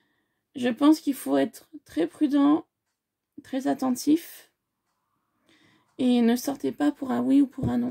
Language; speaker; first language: French; native; French